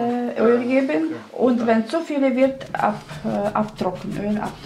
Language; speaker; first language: German; non-native, learner; Russian